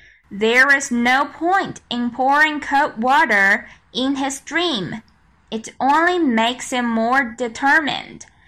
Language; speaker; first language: English; non-native, fluent; Chinese